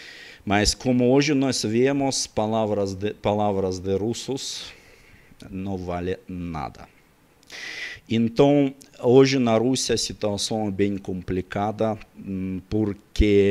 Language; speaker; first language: Portuguese; non-native, learner; Russian